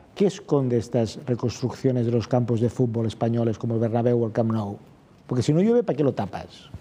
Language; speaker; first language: Spanish; non-native, local second language; Catalan